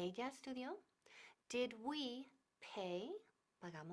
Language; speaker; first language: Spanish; non-native, fluent; English